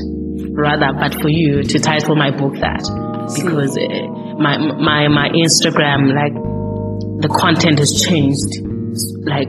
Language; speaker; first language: English; non-native, local second language; Xhosa